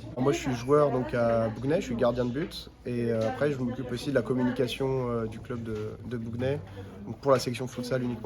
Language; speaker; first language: French; native; French